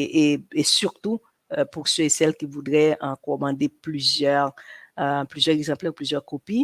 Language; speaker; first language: French; non-native, local second language; Haitian Creole